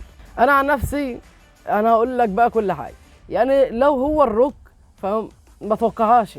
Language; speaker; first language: Arabic; native; Arabic